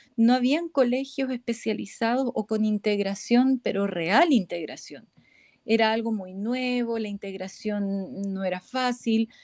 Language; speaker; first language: Spanish; native; Spanish